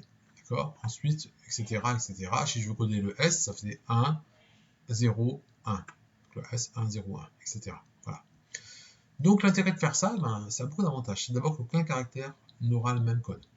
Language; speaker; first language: French; native; French